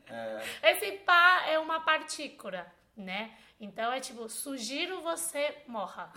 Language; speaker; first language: Portuguese; non-native, fluent; Chinese